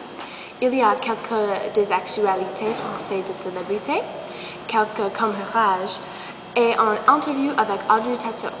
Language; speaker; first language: French; non-native, learner; English